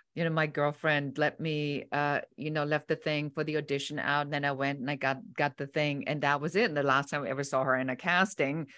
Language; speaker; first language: English; non-native, fluent; German